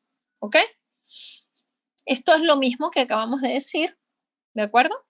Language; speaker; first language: Spanish; native; Spanish